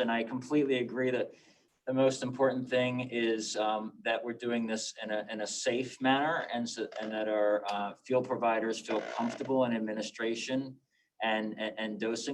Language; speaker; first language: English; native; English